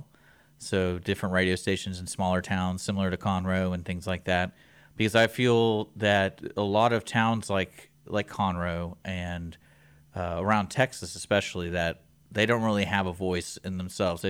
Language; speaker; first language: English; native; English